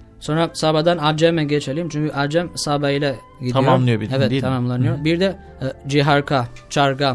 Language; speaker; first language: Turkish; non-native, learner; Albanian